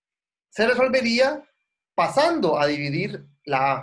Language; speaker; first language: Spanish; native; Spanish